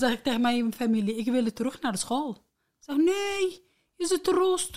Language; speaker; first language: Dutch; non-native, learner; Arabic